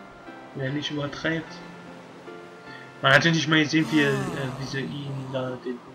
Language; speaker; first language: German; native; German